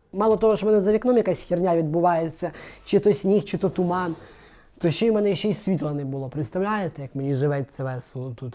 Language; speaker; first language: Ukrainian; non-native, local second language; Russian